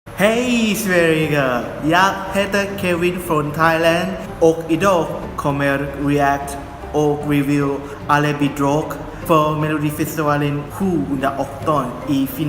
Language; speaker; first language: Swedish; non-native, learner; Thai